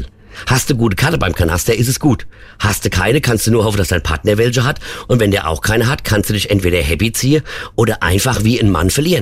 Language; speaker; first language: German; native; German